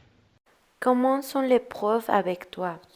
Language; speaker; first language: French; non-native, learner; Spanish